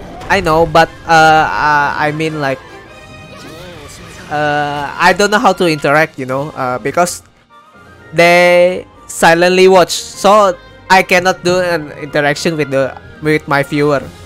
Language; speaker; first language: English; non-native, learner; Indonesian